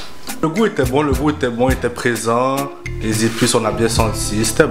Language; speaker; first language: French; early bilingual, other home language; Haitian Creole